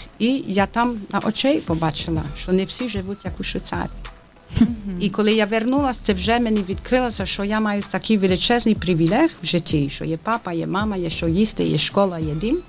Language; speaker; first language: Ukrainian; early bilingual, heritage; Ukrainian